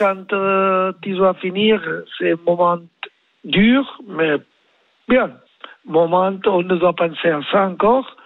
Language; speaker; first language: French; non-native, learner; Spanish